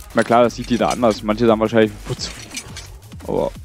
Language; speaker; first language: German; native; German